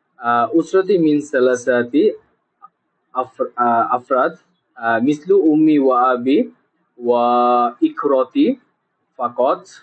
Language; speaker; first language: Arabic; non-native, learner; Bangla